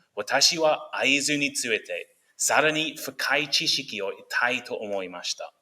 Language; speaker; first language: Japanese; non-native, fluent; English